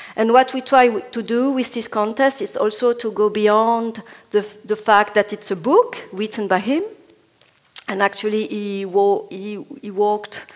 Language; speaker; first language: English; non-native, fluent; Italian